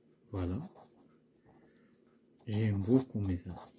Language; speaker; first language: French; non-native, local second language; Arabic